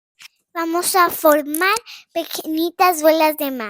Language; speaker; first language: Spanish; early bilingual, heritage; Spanish